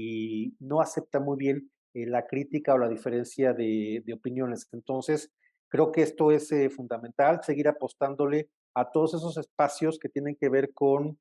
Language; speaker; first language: Spanish; native; Spanish